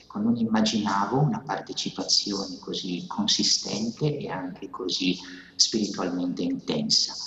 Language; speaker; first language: Italian; native; Italian